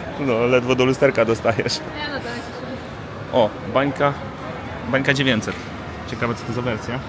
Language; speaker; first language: Polish; native; Polish